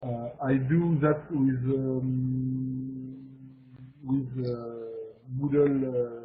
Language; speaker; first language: English; non-native, learner; French